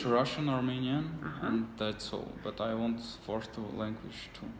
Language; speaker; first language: English; non-native, learner; Armenian